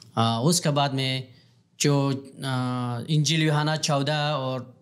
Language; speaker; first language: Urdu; non-native, learner; Pashto